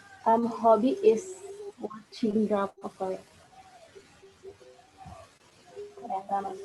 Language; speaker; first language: English; non-native, learner; Indonesian